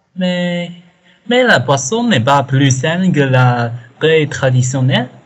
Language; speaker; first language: French; non-native, learner; Chinese